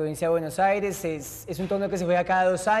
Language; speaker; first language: Spanish; native; Spanish